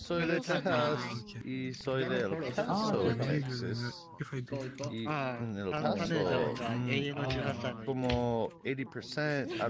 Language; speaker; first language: Spanish; early bilingual, heritage; Spanish